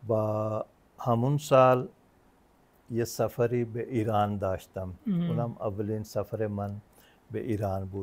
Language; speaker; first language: Persian; non-native, fluent; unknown